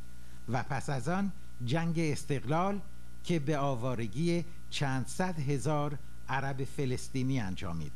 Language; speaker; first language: Persian; native; Persian